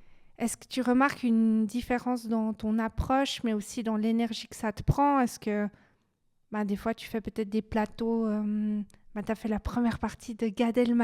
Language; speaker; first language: French; native; French